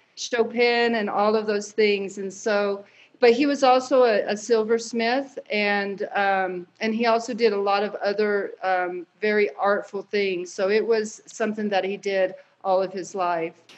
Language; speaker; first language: English; native; English